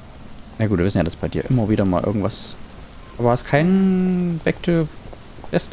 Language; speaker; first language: German; native; German